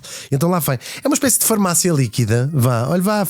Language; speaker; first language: Portuguese; native; Portuguese